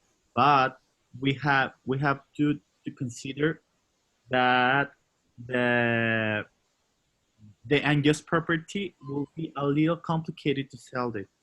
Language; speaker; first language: English; non-native, learner; Spanish